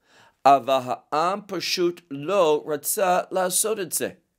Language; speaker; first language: Hebrew; non-native, fluent; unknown